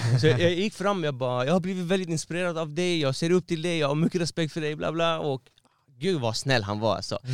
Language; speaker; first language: Swedish; non-native, fluent; Persian